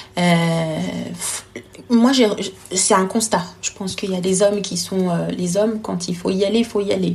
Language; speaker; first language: French; non-native, local second language; Lingala